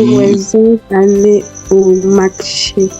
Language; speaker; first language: French; non-native, learner; English